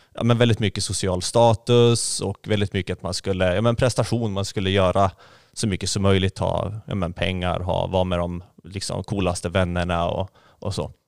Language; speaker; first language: Swedish; native; Swedish